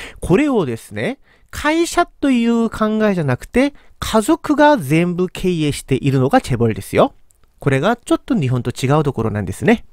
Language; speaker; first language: Japanese; non-native, fluent; Korean